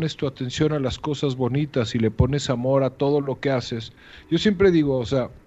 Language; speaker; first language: Spanish; native; Spanish